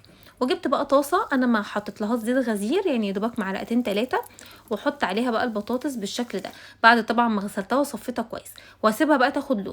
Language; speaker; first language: Arabic; native; Arabic